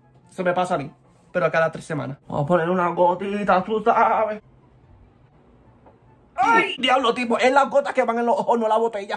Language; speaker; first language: Spanish; early bilingual, heritage; Spanish